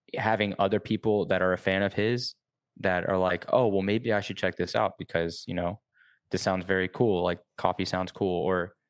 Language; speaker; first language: English; native; English